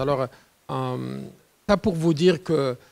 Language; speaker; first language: French; non-native, fluent; Italian